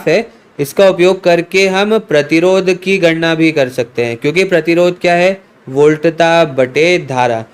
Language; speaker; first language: Hindi; native; Hindi